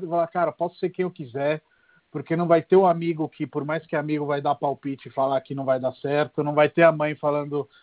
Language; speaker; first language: Portuguese; non-native, fluent; Italian